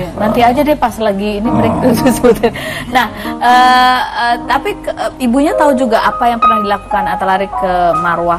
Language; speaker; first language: Indonesian; native; Indonesian